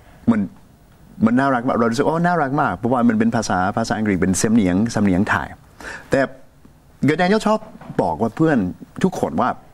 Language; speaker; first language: Thai; non-native, fluent; English